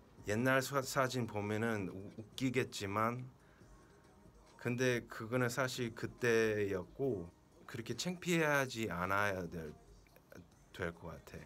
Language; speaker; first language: Korean; early bilingual, heritage; Korean